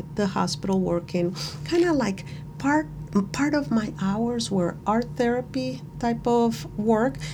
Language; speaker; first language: English; non-native, fluent; Spanish